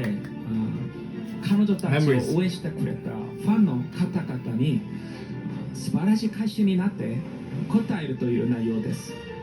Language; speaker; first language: Japanese; non-native, learner; Korean